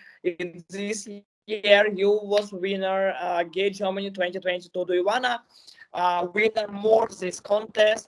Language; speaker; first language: English; non-native, learner; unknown